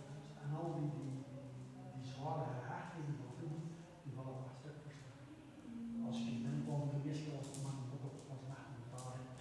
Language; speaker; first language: Dutch; native; Dutch